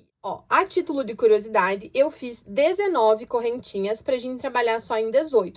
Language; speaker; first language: Portuguese; native; Portuguese